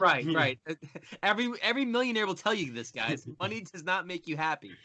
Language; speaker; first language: English; native; English